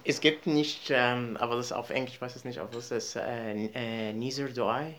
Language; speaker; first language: German; non-native, learner; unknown